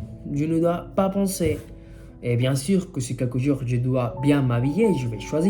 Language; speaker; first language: French; non-native, fluent; Spanish